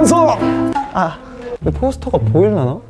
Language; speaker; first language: Korean; native; Korean